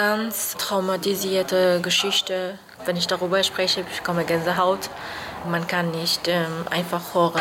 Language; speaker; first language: German; non-native, learner; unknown